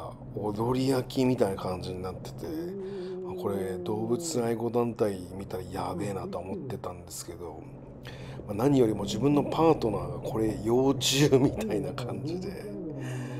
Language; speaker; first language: Japanese; native; Japanese